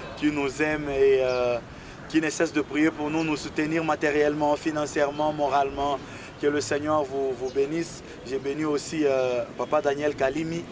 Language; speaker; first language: French; non-native, local second language; Swahili